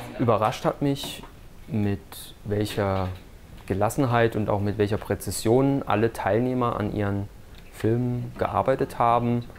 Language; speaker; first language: German; native; German